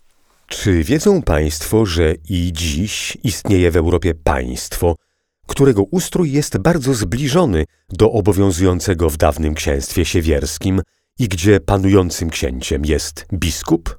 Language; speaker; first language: Polish; native; Polish